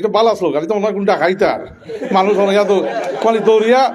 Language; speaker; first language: Bangla; native; Bangla